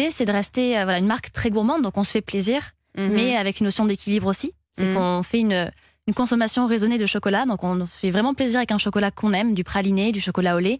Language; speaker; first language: French; native; French